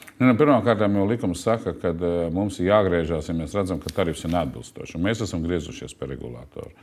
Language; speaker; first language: Latvian; native; Latvian